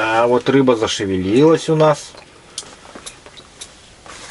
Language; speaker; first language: Russian; native; Russian